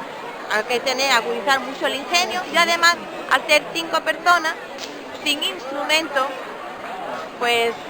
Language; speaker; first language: Spanish; native; Spanish